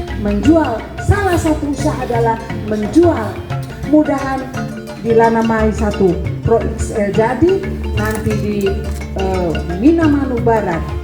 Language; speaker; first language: Indonesian; native; Indonesian